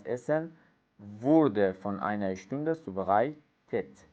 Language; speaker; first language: German; non-native, fluent; Persian